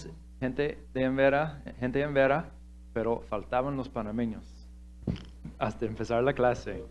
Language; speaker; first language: Spanish; non-native, fluent; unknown